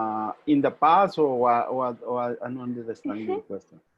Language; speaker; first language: English; non-native, learner; Spanish